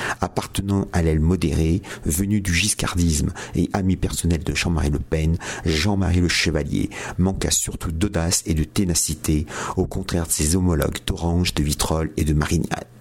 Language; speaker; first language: French; native; French